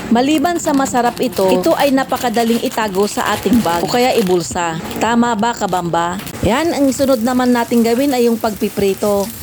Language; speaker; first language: Filipino; non-native, local second language; Iloko